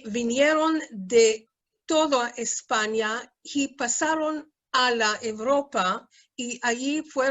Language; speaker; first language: Spanish; early bilingual, heritage; Spanish